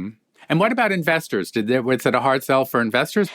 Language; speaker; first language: English; native; English